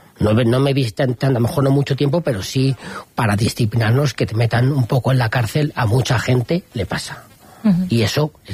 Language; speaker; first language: Spanish; native; Spanish